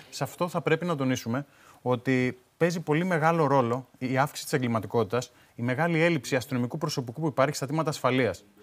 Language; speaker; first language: Greek; native; Greek